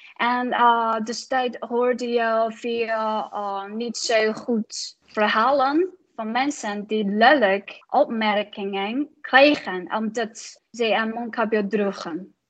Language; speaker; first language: Dutch; non-native, learner; Chinese